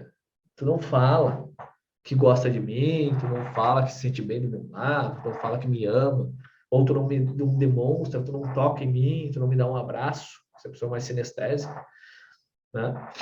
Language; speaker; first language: Portuguese; native; Portuguese